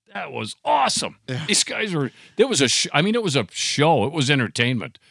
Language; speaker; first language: English; non-native, fluent; Italian